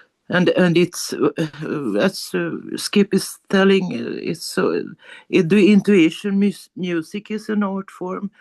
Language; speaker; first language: English; non-native, learner; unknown